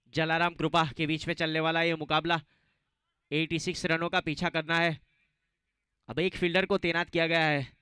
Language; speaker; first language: Hindi; non-native, local second language; Gujarati